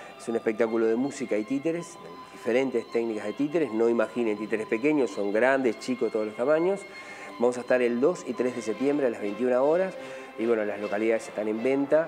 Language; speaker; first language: Spanish; native; Spanish